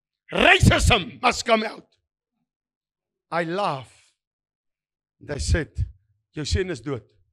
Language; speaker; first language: English; non-native, learner; Afrikaans